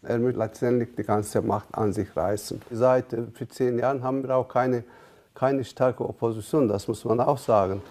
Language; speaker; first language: German; non-native, fluent; Turkish